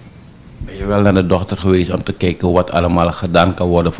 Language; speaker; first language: Dutch; native; Dutch